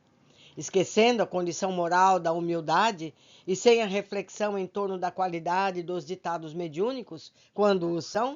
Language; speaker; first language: Portuguese; native; Portuguese